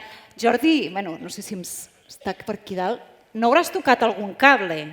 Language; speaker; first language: Catalan; native; Catalan